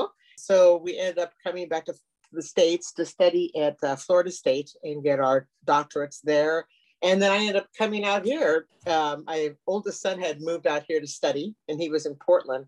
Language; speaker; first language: English; native; English